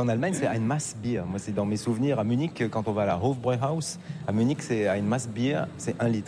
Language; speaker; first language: French; native; French